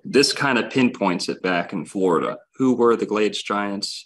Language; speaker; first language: English; native; English